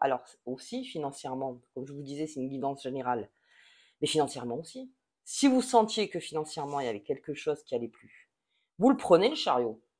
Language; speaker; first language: French; native; French